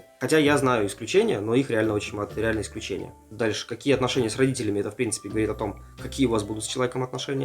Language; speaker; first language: Russian; native; Russian